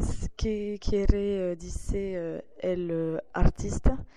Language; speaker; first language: Spanish; non-native, learner; French